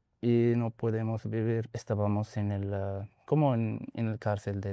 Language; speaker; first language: Spanish; non-native, learner; Arabic